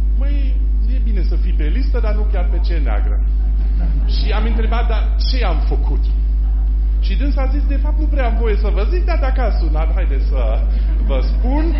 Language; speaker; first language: Romanian; non-native, fluent; German